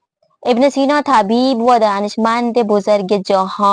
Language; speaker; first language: Persian; non-native, fluent; Urdu